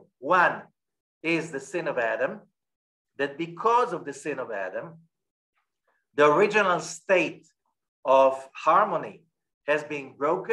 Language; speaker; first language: English; non-native, fluent; Hebrew